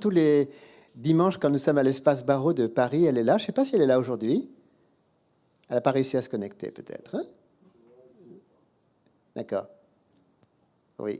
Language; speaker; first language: French; native; French